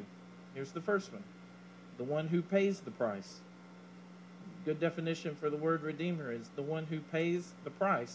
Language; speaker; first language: English; native; English